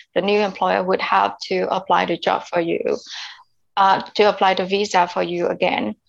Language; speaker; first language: English; non-native, fluent; Vietnamese